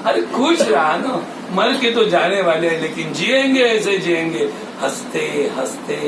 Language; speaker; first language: Hindi; non-native, local second language; Marathi